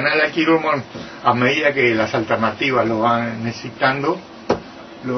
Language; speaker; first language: Spanish; native; Spanish